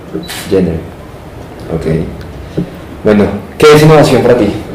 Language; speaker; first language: Spanish; native; Spanish